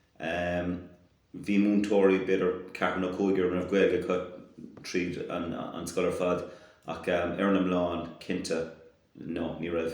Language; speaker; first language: Irish; non-native, local second language; English